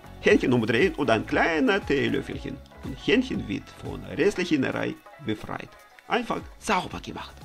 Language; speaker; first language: German; non-native, learner; Russian